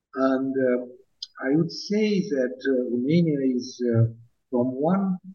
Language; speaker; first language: English; non-native, fluent; Romanian